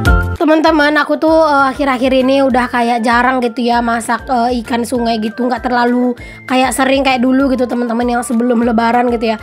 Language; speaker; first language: Indonesian; native; Indonesian